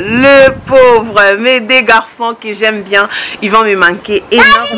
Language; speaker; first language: French; non-native, local second language; Lingala